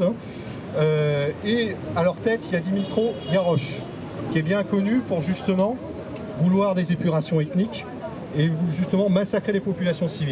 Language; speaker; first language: French; native; French